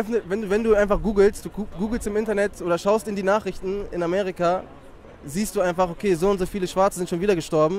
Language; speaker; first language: German; native; German